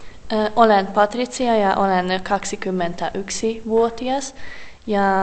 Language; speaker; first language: Finnish; non-native, fluent; Hungarian